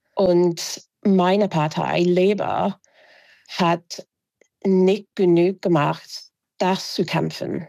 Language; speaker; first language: German; non-native, fluent; English